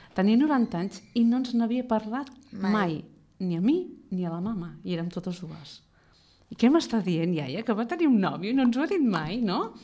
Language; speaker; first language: Catalan; native; Catalan